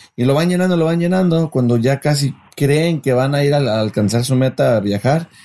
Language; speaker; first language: Spanish; early bilingual, heritage; Spanish